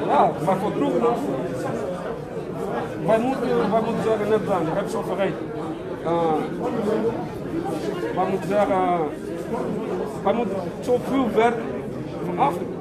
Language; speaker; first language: Dutch; non-native, learner; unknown